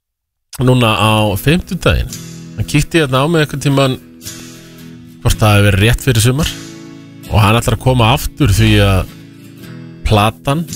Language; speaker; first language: Icelandic; native; Icelandic